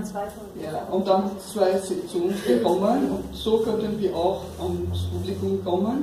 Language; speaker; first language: German; non-native, fluent; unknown